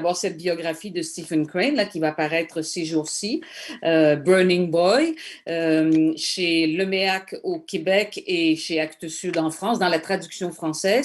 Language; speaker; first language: French; native; French